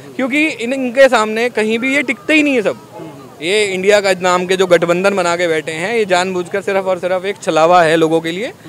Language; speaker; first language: Hindi; native; Hindi